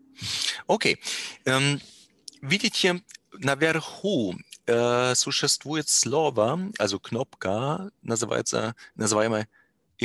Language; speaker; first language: Russian; non-native, learner; German